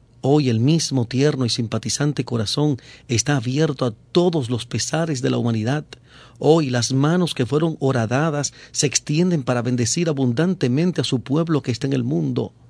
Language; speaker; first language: Spanish; native; Spanish